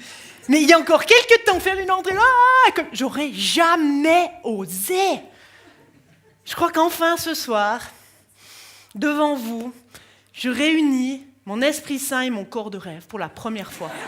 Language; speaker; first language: French; native; French